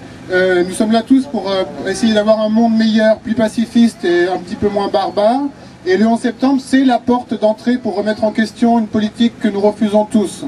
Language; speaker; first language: French; native; French